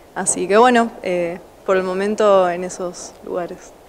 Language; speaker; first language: Spanish; native; Spanish